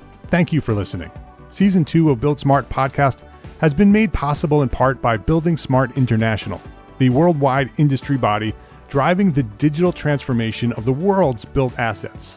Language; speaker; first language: English; native; English